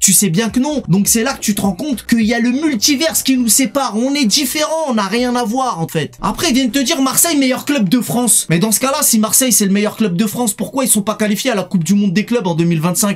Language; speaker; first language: French; native; French